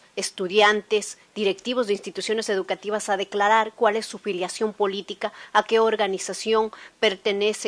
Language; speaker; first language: Spanish; native; Spanish